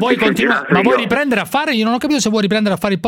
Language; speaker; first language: Italian; native; Italian